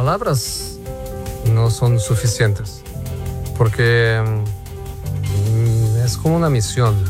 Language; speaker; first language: Spanish; non-native, fluent; Portuguese